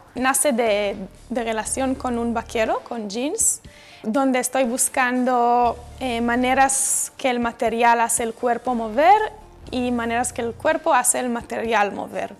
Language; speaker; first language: Spanish; non-native, fluent; Hebrew